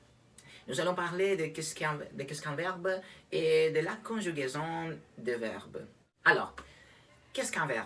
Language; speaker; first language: French; non-native, learner; Spanish